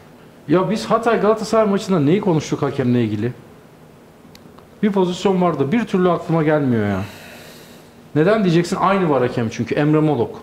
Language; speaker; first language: Turkish; native; Turkish